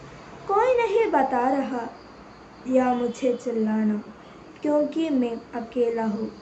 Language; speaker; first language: Hindi; non-native, local second language; Malayalam